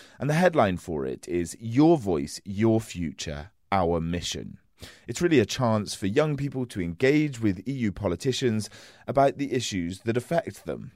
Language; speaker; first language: English; native; English